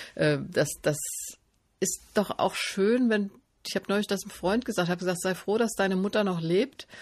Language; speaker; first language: German; native; German